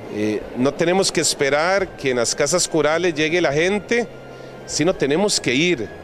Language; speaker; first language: Spanish; native; Spanish